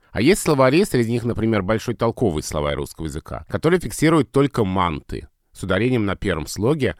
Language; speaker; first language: Russian; native; Russian